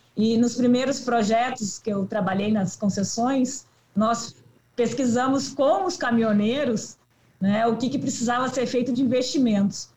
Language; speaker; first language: Portuguese; native; Portuguese